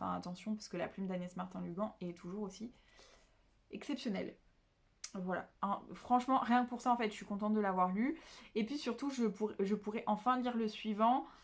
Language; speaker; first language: French; native; French